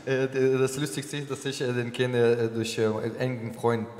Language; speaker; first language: German; non-native, learner; Ukrainian